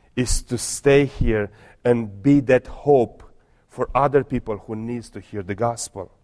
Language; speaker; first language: English; non-native, fluent; Romanian